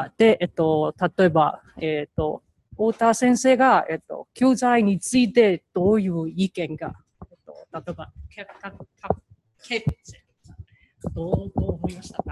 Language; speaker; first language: Japanese; non-native, learner; Chinese